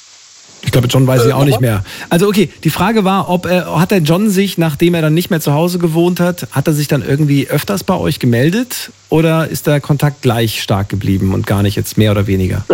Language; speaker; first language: German; native; German